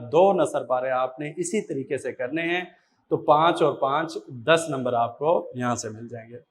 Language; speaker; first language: Urdu; non-native, local second language; Saraiki